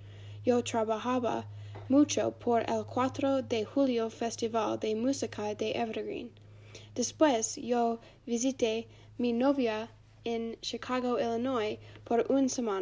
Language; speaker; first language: Spanish; non-native, learner; English